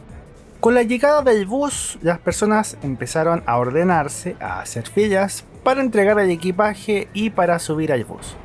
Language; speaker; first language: Spanish; native; Spanish